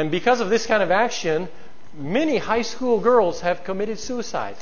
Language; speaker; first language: English; native; English